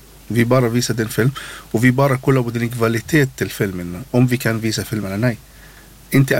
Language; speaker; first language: Swedish; non-native, learner; Arabic